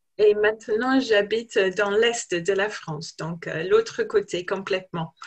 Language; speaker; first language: French; non-native, fluent; English